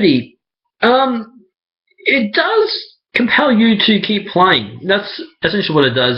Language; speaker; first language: English; native; English